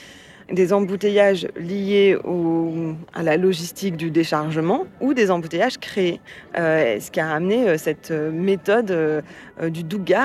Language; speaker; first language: French; native; French